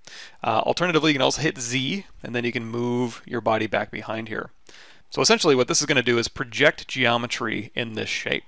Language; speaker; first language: English; native; English